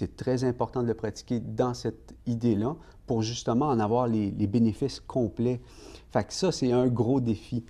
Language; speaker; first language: French; native; French